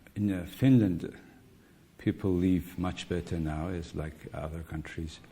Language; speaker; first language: English; non-native, fluent; Mongolian